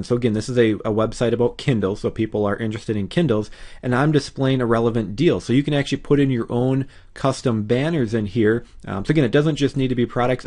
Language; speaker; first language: English; native; English